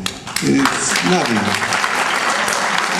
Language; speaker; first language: English; non-native, learner; Italian